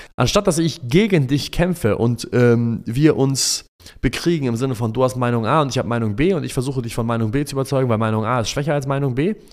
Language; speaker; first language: German; early bilingual, other home language; Arabic